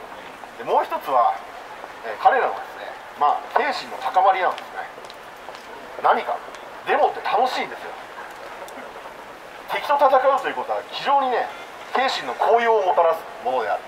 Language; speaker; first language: Japanese; native; Japanese